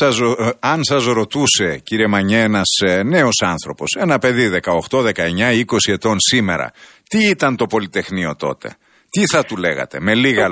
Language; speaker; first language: Greek; native; Greek